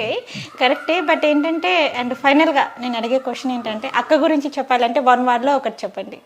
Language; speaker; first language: Telugu; native; Telugu